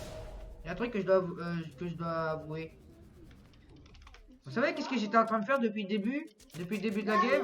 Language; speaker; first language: French; native; French